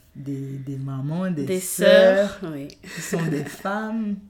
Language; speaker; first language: French; non-native, local second language; Yoruba